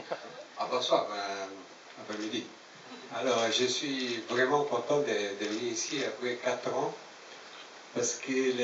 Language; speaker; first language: French; non-native, learner; Italian